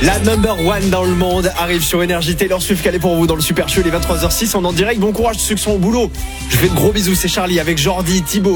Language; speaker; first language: French; native; French